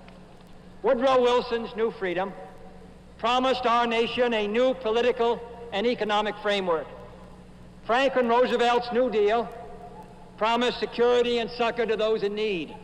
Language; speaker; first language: English; native; English